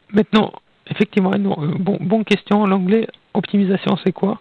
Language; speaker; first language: French; non-native, fluent; Russian